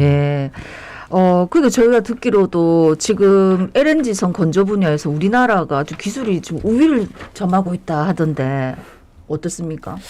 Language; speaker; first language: Korean; native; Korean